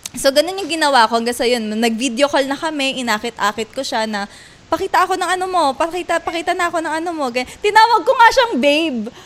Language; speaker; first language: Filipino; native; Filipino